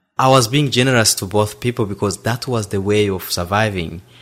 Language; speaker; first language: English; non-native, fluent; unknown